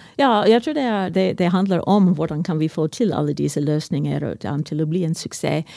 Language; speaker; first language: Norwegian; non-native, fluent; English